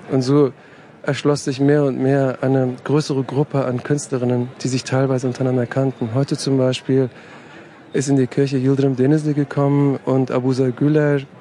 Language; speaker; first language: German; early bilingual, other home language; Turkish